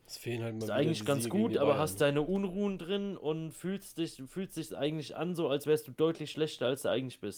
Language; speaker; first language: German; native; German